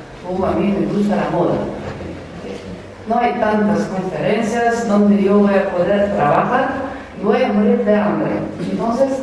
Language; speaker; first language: Spanish; non-native, fluent; Romanian